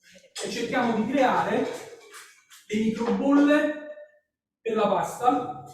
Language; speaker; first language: Italian; native; Italian